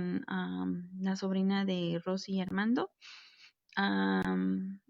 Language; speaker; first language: Spanish; native; Spanish